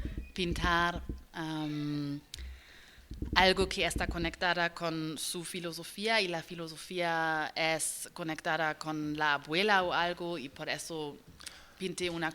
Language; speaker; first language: Spanish; non-native, learner; German